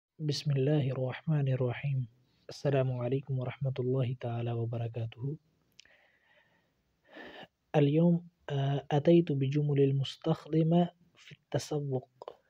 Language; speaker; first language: Arabic; non-native, fluent; Urdu